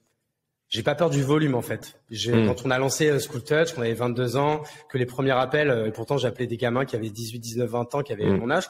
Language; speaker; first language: French; native; French